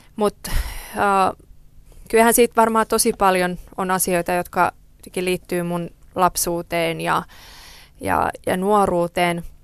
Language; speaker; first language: Finnish; early bilingual, other home language; Persian